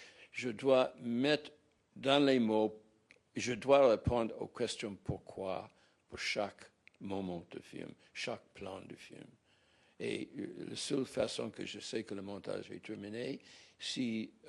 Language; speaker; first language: French; non-native, fluent; English